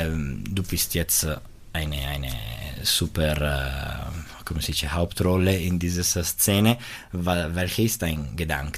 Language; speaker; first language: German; non-native, local second language; Italian